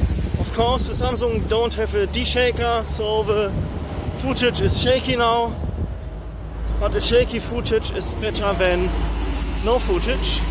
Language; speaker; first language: English; non-native, fluent; German